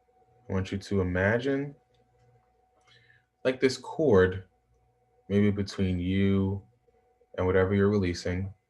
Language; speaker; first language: English; native; English